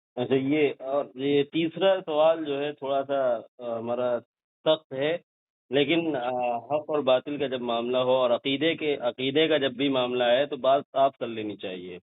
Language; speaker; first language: Urdu; native; Urdu